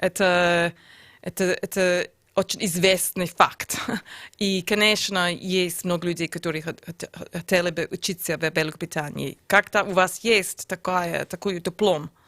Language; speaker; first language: Russian; non-native, learner; English